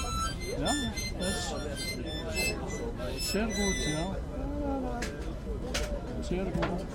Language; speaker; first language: German; non-native, learner; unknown